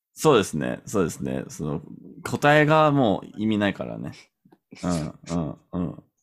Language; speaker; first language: Japanese; non-native, fluent; English